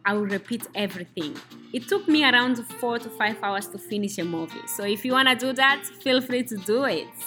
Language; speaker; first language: English; non-native, fluent; Spanish